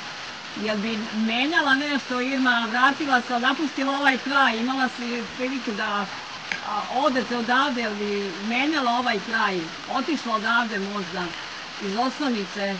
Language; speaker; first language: Croatian; native; Croatian